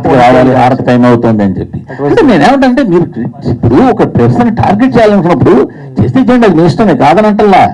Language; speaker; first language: Telugu; native; Telugu